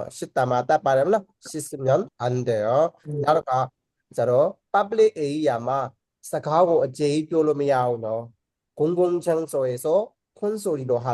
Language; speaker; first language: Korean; non-native, fluent; Burmese